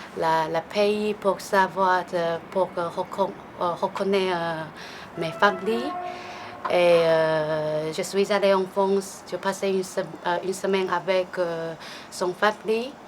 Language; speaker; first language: French; non-native, learner; Chinese